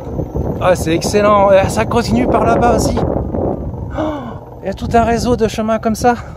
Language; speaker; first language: French; native; French